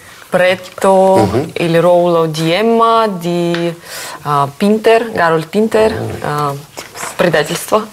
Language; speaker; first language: Italian; non-native, learner; Russian